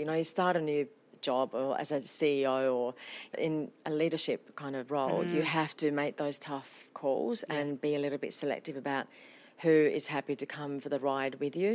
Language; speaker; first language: English; non-native, fluent; Finnish